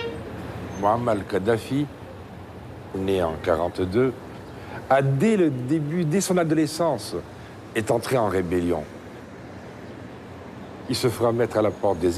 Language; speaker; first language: French; native; French